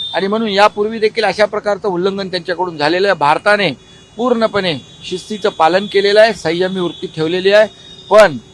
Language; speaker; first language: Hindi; non-native, local second language; Marathi